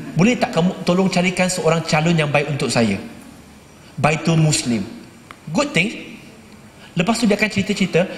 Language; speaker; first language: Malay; native; Malay